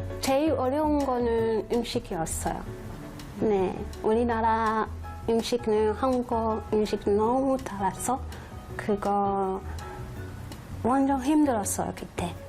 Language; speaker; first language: Korean; non-native, learner; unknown